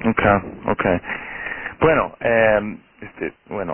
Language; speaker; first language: Spanish; non-native, fluent; Portuguese